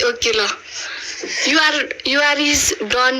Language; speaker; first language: English; non-native, learner; Nepali